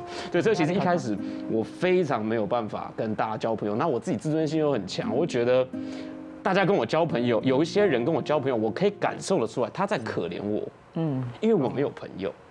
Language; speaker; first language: Chinese; native; Chinese